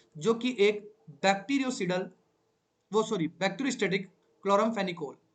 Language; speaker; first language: Hindi; native; Hindi